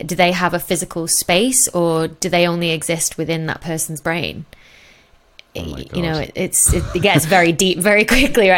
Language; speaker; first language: English; native; English